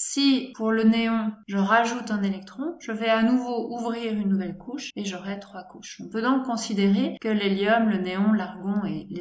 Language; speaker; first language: French; native; French